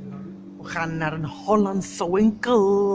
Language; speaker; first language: Dutch; non-native, fluent; Spanish